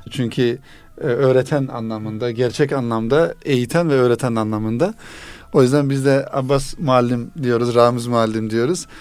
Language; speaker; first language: Turkish; native; Turkish